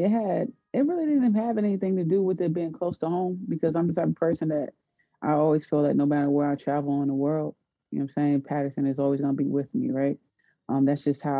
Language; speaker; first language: English; native; English